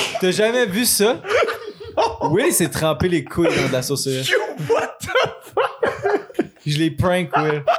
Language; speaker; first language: French; native; French